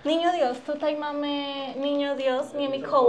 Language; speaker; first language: Polish; non-native, learner; Spanish